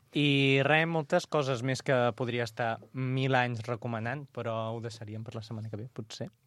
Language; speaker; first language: Catalan; non-native, local second language; Spanish